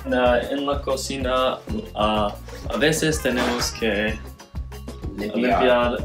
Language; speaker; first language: Spanish; non-native, learner; English